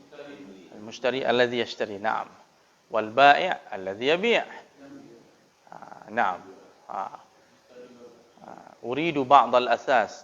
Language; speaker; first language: Arabic; non-native, fluent; Indonesian